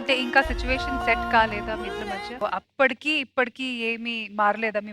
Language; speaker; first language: Telugu; native; Telugu